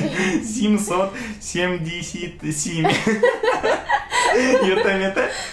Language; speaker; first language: Japanese; non-native, fluent; Russian